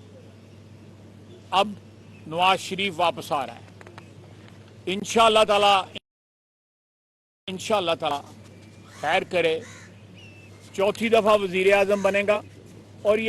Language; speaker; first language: Urdu; non-native, local second language; Punjabi